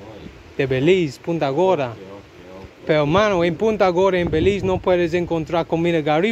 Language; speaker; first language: Spanish; non-native, learner; English